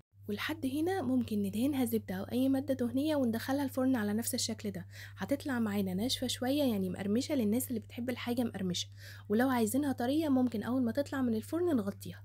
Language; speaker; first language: Arabic; native; Arabic